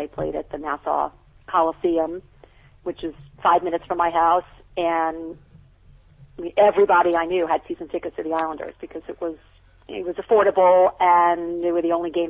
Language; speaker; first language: English; native; English